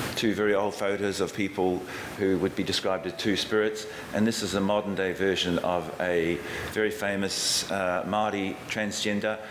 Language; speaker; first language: English; native; English